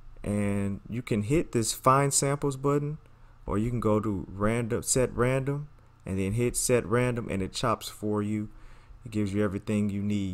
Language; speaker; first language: English; native; English